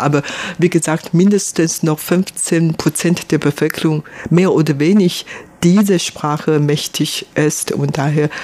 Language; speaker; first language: German; non-native, fluent; Hakka Chinese